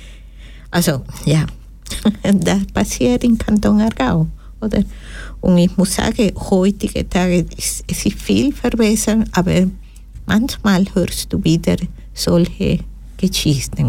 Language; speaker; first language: German; non-native, fluent; Spanish